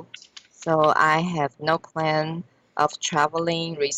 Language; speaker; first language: English; non-native, learner; Chinese